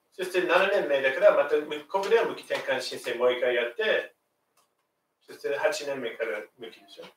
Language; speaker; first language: Japanese; non-native, fluent; English